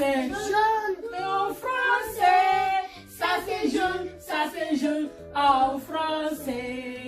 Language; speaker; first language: French; non-native, learner; Igbo